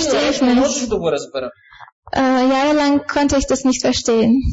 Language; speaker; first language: German; non-native, fluent; Bulgarian